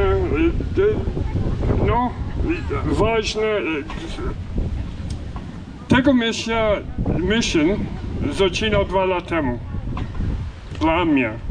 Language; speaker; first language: Polish; non-native, learner; English